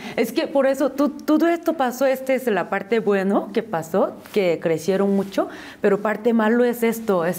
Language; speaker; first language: Spanish; non-native, fluent; Korean